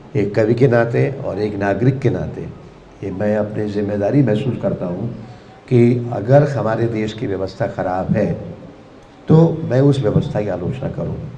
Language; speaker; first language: Hindi; native; Hindi